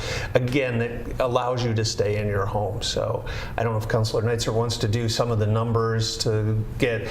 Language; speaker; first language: English; native; English